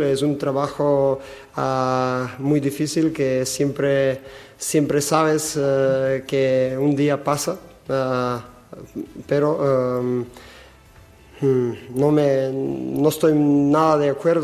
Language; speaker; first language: Spanish; non-native, fluent; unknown